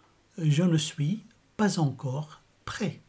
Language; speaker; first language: French; non-native, fluent; Arabic